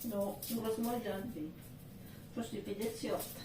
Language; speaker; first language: French; non-native, learner; Filipino